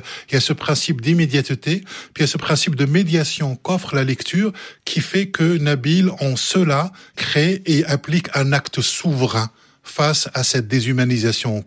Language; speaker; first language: French; early bilingual, other home language; Arabic